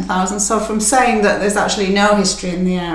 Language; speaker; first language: English; native; English